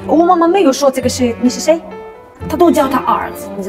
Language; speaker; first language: Chinese; non-native, learner; Ukrainian